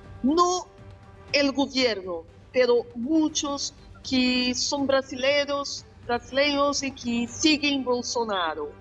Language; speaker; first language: Spanish; non-native, fluent; Portuguese